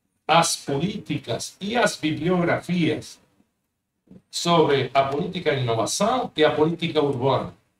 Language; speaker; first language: Portuguese; non-native, fluent; Spanish